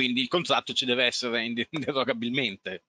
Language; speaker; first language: Italian; native; Italian